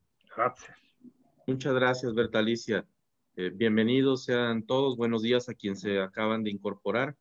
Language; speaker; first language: Spanish; native; Spanish